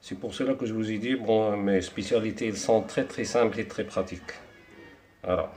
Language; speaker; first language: French; non-native, local second language; Arabic